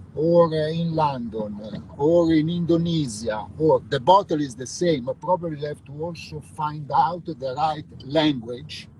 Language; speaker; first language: English; non-native, fluent; Italian